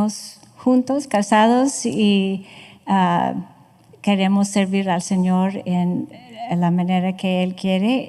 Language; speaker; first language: Spanish; non-native, fluent; English